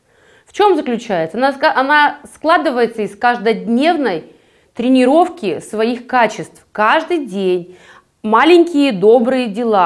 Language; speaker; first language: Russian; native; Russian